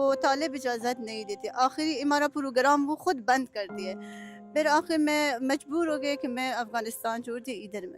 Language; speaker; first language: Hindi; non-native, learner; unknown